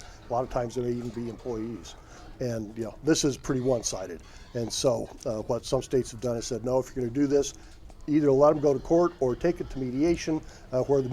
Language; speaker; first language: English; native; English